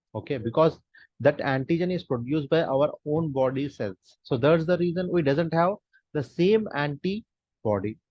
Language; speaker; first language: English; non-native, local second language; Hindi